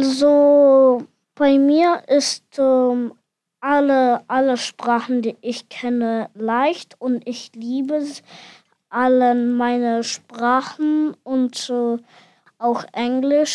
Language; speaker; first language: German; non-native, learner; Ukrainian